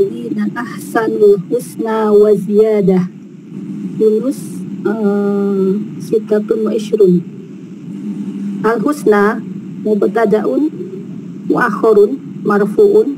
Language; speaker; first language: Arabic; non-native, learner; Indonesian